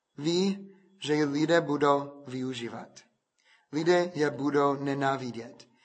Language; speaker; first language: Czech; non-native, fluent; English